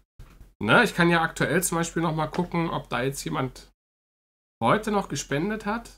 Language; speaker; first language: German; native; German